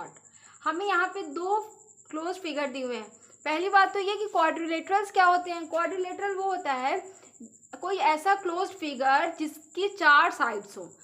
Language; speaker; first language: Hindi; native; Hindi